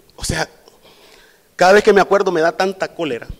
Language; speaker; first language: Spanish; native; Spanish